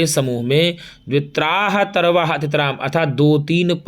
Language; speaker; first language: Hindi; native; Hindi